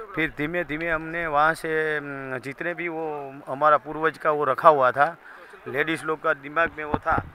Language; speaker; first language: Hindi; non-native, local second language; Gujarati